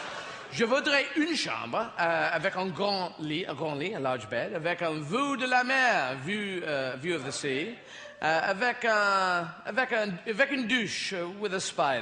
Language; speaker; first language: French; non-native, fluent; English